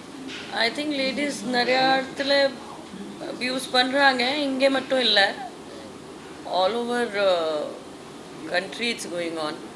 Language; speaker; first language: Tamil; non-native, fluent; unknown